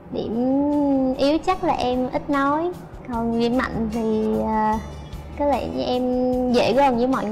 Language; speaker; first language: Vietnamese; native; Vietnamese